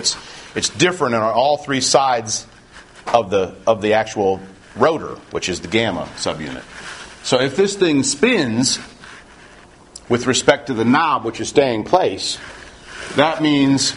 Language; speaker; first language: English; native; English